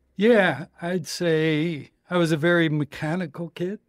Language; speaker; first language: English; native; English